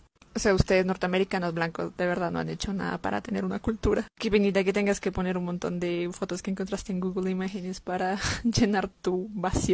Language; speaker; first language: Spanish; native; Spanish